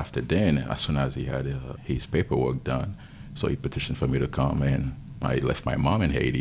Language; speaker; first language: English; non-native, fluent; Haitian Creole